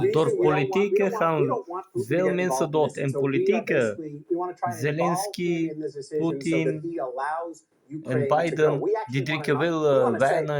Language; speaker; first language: Dutch; non-native, fluent; Bulgarian